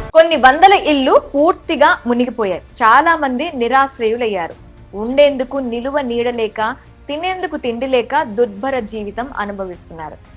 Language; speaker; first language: Telugu; native; Telugu